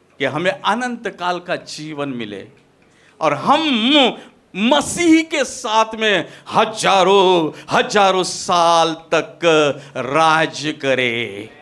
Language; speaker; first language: Hindi; non-native, local second language; Marathi